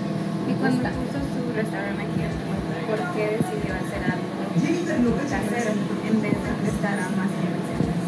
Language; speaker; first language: Spanish; non-native, fluent; English